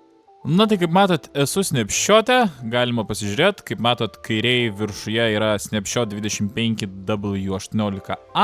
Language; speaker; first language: Lithuanian; native; Lithuanian